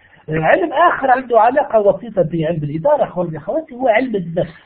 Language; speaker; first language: Arabic; native; Arabic